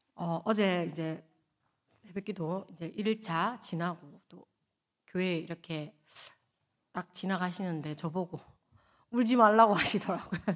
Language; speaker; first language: Korean; native; Korean